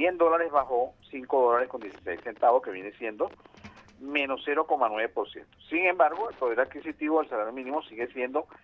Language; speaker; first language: Spanish; native; Spanish